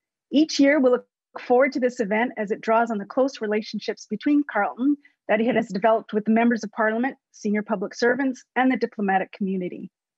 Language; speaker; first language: English; native; English